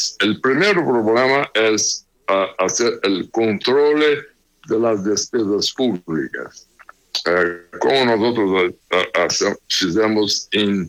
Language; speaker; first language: Spanish; non-native, learner; Portuguese